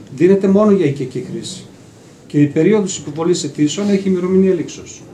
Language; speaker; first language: Greek; non-native, local second language; Bulgarian